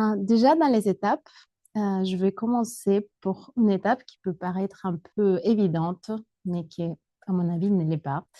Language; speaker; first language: French; non-native, fluent; Spanish